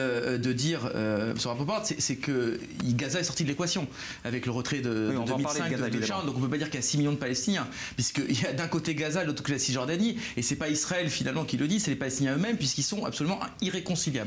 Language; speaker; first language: French; native; French